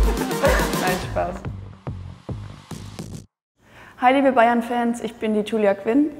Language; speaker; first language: German; native; German